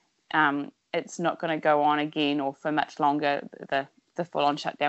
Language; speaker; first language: English; native; English